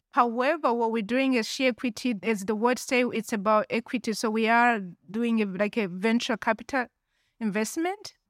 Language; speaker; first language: English; non-native, local second language; Kinyarwanda